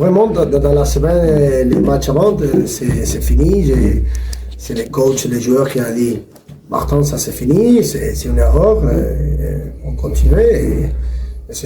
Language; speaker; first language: French; non-native, learner; Spanish